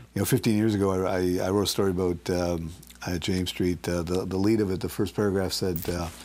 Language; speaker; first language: English; native; English